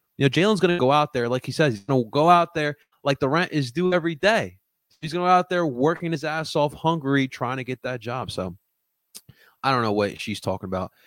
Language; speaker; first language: English; early bilingual, other home language; Spanish